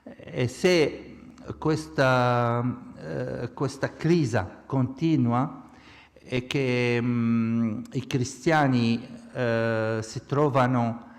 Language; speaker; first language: Italian; non-native, fluent; Arabic